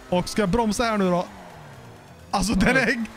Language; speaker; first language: Swedish; native; Swedish